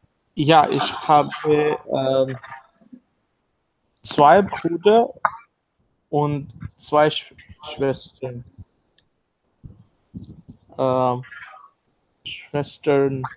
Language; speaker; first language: German; non-native, learner; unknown